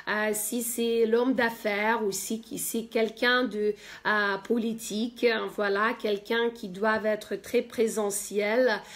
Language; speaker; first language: French; non-native, fluent; Russian